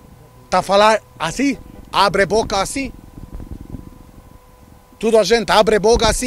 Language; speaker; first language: Portuguese; non-native, learner; Romanian